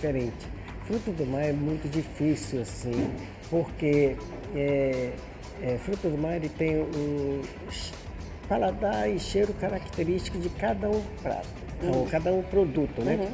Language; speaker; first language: Portuguese; non-native, fluent; Japanese